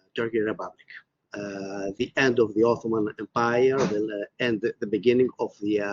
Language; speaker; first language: English; non-native, fluent; Greek